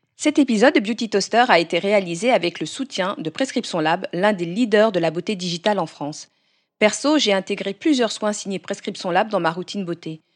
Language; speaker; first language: French; native; French